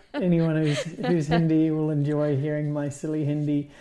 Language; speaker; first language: English; native; English